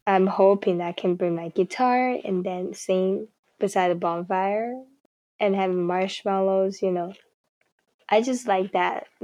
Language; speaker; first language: English; non-native, fluent; Chinese